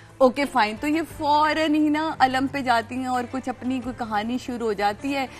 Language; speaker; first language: Urdu; native; Urdu